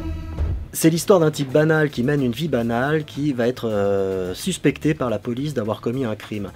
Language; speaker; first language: French; native; French